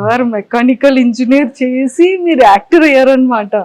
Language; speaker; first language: Telugu; native; Telugu